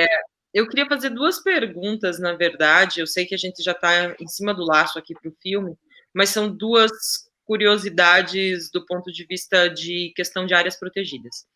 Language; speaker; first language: Portuguese; native; Portuguese